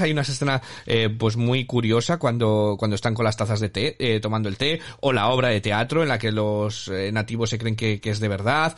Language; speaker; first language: Spanish; native; Spanish